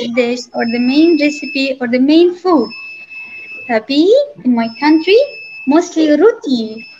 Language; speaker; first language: English; non-native, fluent; Arabic